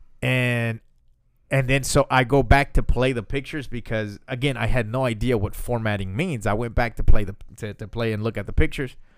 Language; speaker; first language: English; early bilingual, other home language; Spanish